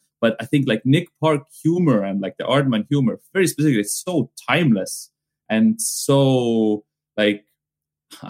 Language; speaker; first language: English; non-native, fluent; Estonian